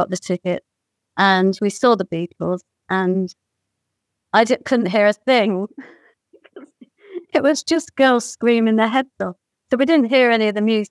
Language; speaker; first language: English; native; English